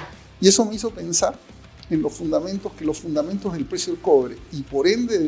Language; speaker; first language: Spanish; native; Spanish